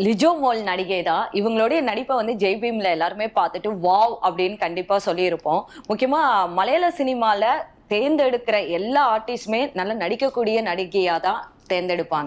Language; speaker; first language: Tamil; native; Tamil